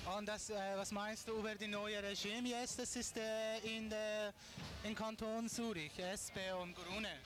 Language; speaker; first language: German; non-native, learner; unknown